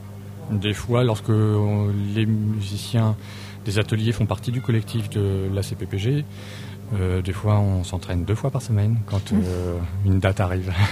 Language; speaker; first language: French; native; French